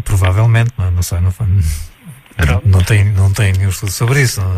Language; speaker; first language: Portuguese; native; Portuguese